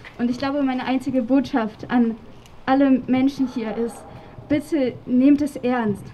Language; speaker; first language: German; non-native, fluent; Ukrainian